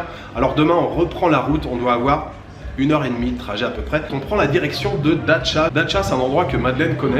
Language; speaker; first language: French; native; French